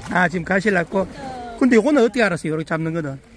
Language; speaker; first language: Korean; native; Korean